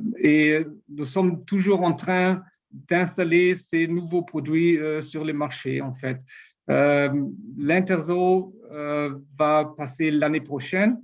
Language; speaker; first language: French; non-native, learner; German